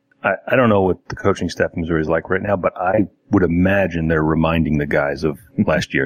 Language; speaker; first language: English; native; English